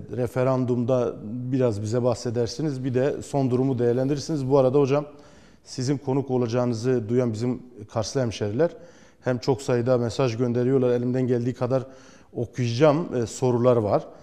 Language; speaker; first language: Turkish; native; Turkish